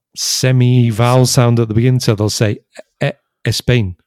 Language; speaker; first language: English; native; English